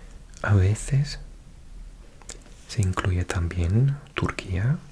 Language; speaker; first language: Spanish; non-native, fluent; English